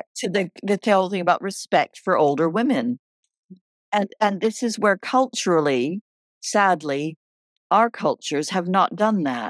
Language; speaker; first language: English; native; English